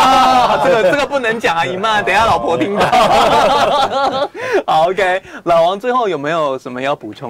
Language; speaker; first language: Chinese; native; Chinese